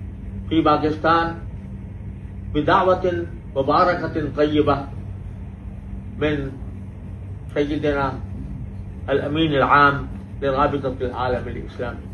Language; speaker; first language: Arabic; non-native, fluent; Urdu